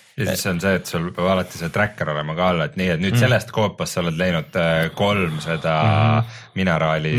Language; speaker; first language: Estonian; native; Estonian